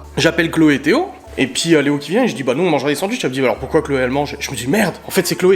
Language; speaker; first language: French; native; French